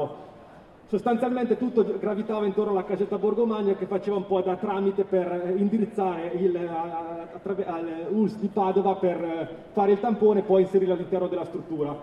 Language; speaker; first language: Italian; native; Italian